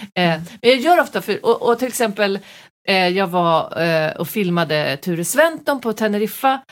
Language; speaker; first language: Swedish; native; Swedish